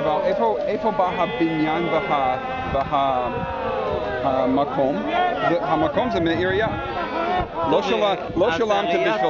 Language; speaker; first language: Hebrew; non-native, fluent; English